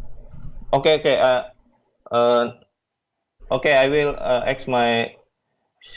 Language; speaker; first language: English; non-native, learner; Indonesian